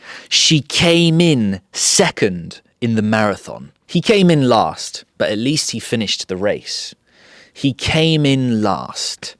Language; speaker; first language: English; early bilingual, other home language; Polish